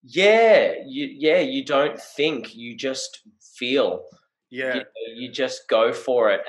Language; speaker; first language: English; native; English